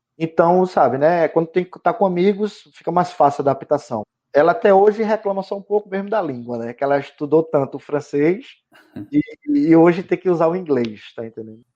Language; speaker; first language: Portuguese; native; Portuguese